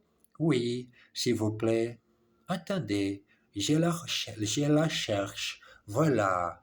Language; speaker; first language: French; non-native, learner; English